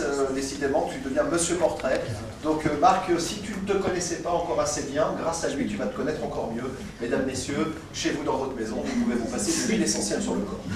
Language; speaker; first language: French; native; French